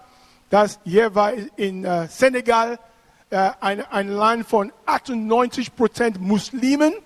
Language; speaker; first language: German; non-native, fluent; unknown